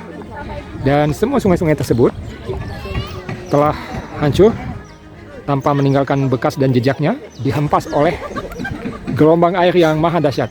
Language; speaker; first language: Indonesian; non-native, local second language; Achinese